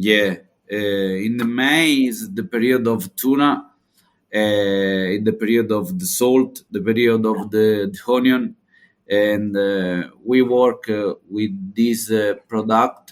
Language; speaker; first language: English; non-native, learner; Italian